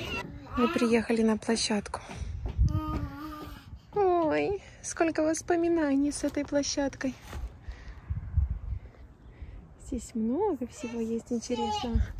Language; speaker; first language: Russian; native; Russian